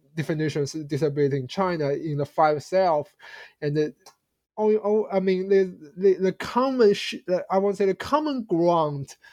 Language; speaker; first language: English; non-native, fluent; Chinese